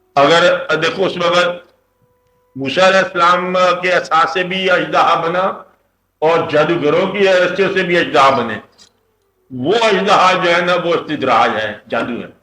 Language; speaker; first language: Urdu; non-native, local second language; Punjabi